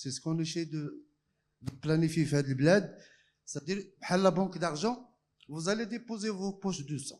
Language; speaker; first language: French; non-native, local second language; Arabic